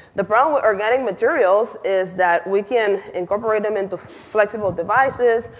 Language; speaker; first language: English; non-native, fluent; Spanish